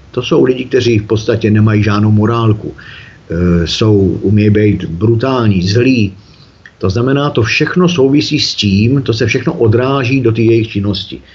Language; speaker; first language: Czech; native; Czech